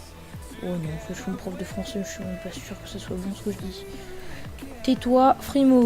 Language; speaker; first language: French; native; French